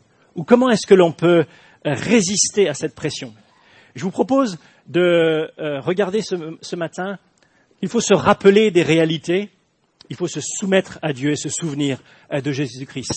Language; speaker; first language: French; native; French